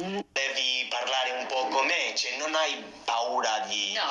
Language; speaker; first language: Italian; non-native, fluent; English